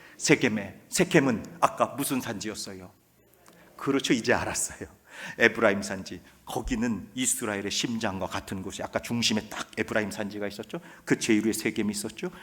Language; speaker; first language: Korean; native; Korean